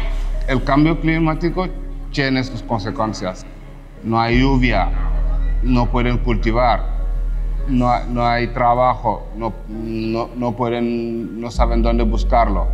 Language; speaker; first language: Spanish; non-native, fluent; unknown